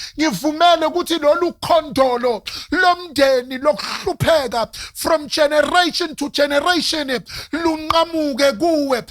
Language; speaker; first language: Zulu; non-native, local second language; Northern Sotho